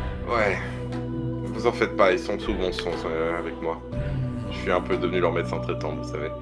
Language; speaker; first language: French; native; French